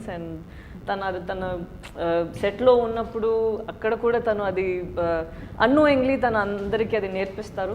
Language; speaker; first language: Telugu; non-native, fluent; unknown